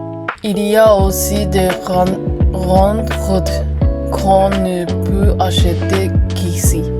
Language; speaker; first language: French; non-native, learner; Japanese